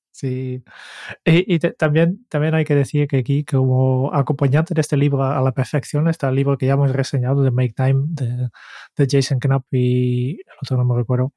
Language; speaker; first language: Spanish; non-native, fluent; Dutch